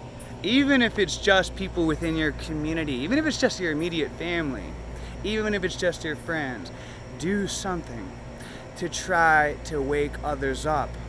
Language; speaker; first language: English; native; English